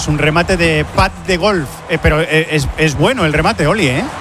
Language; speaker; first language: Spanish; native; Spanish